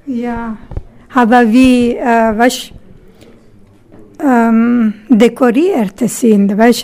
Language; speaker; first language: German; non-native, learner; Italian